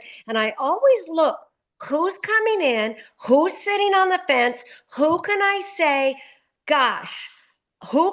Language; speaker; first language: English; native; English